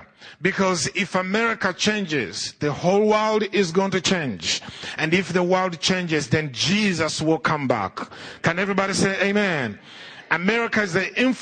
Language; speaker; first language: English; non-native, local second language; Ganda